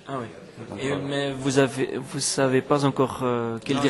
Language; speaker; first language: French; non-native, local second language; Dutch